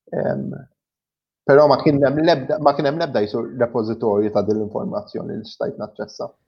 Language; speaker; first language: Maltese; early bilingual, other home language; English